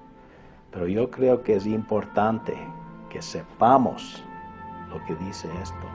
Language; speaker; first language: Spanish; non-native, fluent; English